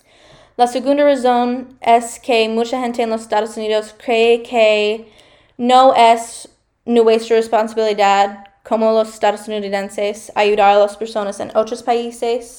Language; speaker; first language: Spanish; non-native, learner; English